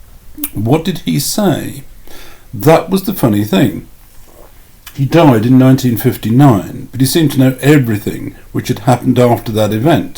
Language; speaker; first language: English; native; English